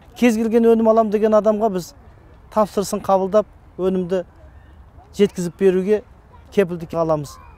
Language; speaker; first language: Kazakh; early bilingual, heritage; Kazakh